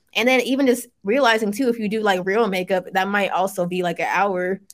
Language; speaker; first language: English; early bilingual, other home language; Yoruba